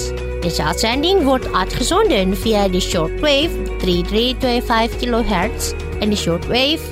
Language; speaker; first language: Dutch; non-native, fluent; Indonesian